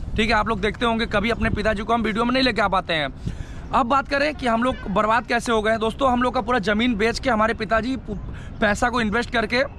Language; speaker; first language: Hindi; non-native, local second language; Bangla